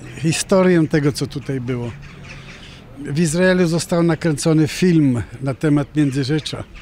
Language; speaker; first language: Polish; early bilingual, heritage; Polish